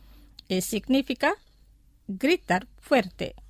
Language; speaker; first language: Spanish; non-native, fluent; Indonesian